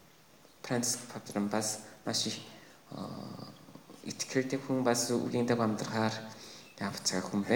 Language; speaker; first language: Mongolian; non-native, fluent; Korean